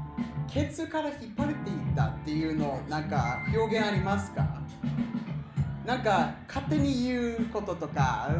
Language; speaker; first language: Japanese; non-native, fluent; English